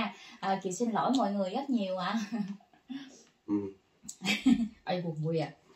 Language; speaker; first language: Vietnamese; native; Vietnamese